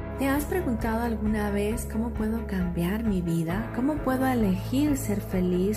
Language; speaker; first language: Spanish; native; Spanish